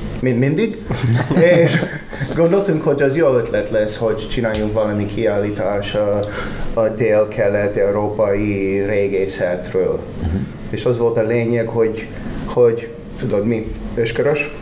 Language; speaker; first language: Hungarian; non-native, learner; English